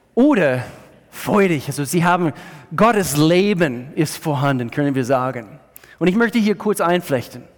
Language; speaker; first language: German; non-native, fluent; English